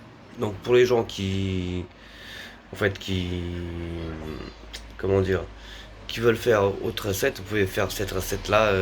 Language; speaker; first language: French; native; French